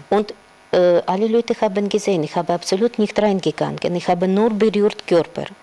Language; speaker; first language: German; non-native, learner; Russian